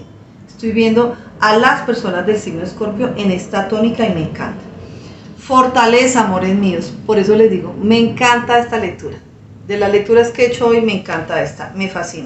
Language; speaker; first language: Spanish; native; Spanish